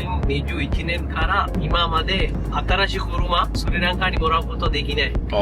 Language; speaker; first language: Japanese; non-native, learner; Sinhala